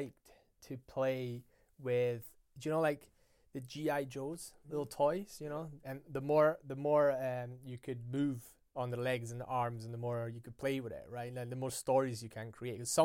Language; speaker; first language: English; non-native, fluent; Italian